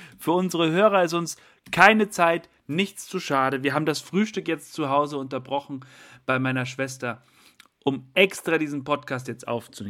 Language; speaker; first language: German; native; German